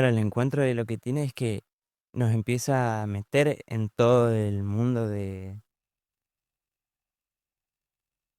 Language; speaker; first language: Spanish; native; Spanish